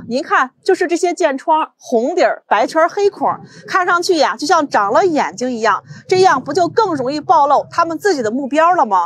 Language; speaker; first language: Chinese; native; Chinese